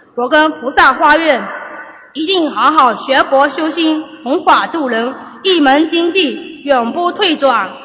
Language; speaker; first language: Chinese; native; Chinese